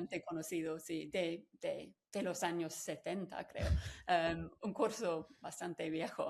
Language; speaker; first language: Spanish; non-native, fluent; English